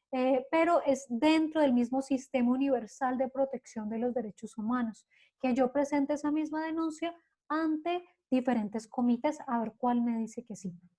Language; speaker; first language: Spanish; native; Spanish